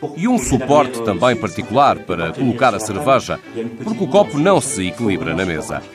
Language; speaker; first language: Portuguese; non-native, fluent; French